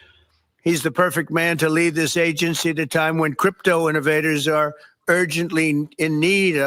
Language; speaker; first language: English; native; English